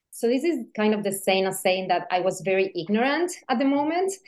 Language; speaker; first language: English; non-native, fluent; Spanish